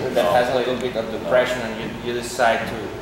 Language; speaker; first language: English; non-native, learner; Spanish